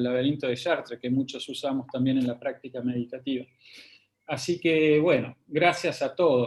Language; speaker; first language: Spanish; native; Spanish